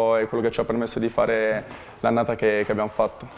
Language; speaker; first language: Italian; native; Italian